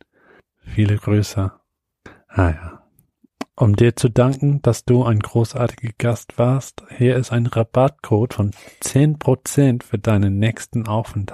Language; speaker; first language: German; non-native, fluent; Bulgarian